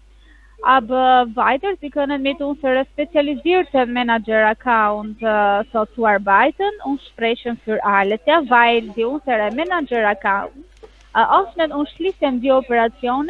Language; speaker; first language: German; non-native, learner; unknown